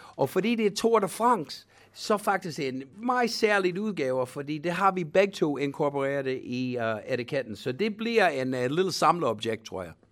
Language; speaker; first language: Danish; non-native, fluent; English